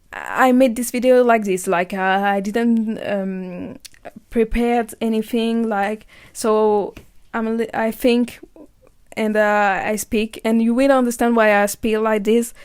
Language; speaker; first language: English; non-native, learner; French